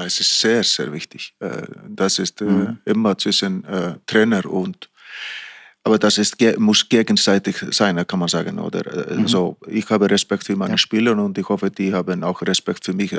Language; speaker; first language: German; non-native, fluent; Icelandic